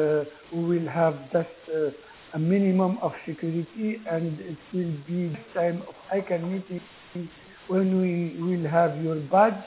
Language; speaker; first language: English; non-native, learner; Arabic